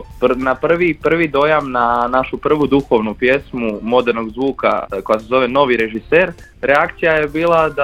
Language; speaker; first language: Croatian; native; Croatian